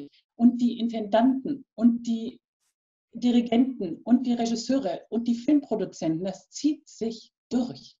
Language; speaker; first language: German; native; German